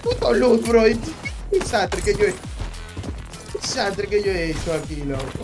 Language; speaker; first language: Spanish; native; Spanish